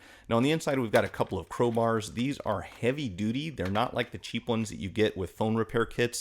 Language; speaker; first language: English; native; English